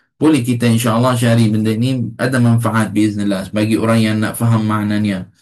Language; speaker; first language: Malay; native; Malay